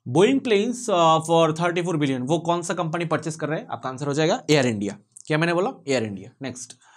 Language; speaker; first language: Hindi; non-native, local second language; Bangla